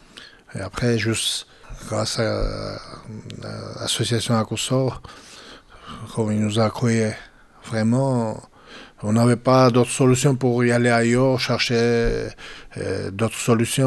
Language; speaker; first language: French; non-native, fluent; Georgian